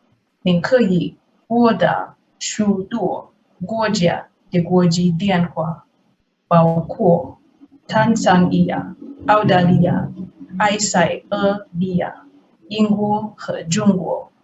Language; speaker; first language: Chinese; non-native, learner; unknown